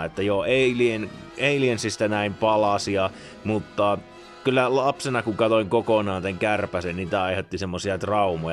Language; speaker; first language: Finnish; native; Finnish